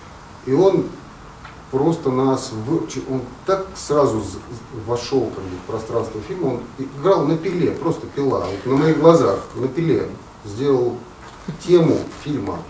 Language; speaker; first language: Russian; native; Russian